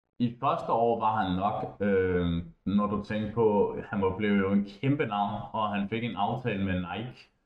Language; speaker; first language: Danish; native; Danish